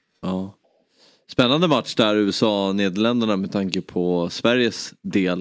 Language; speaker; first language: Swedish; native; Swedish